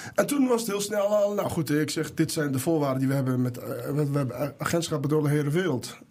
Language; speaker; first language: Dutch; early bilingual, other home language; Arabic